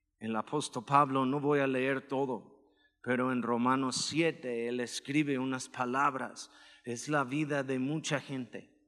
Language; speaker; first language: Spanish; non-native, fluent; English